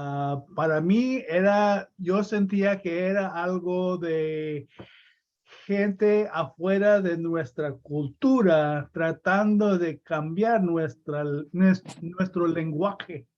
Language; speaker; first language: Spanish; early bilingual, heritage; Spanish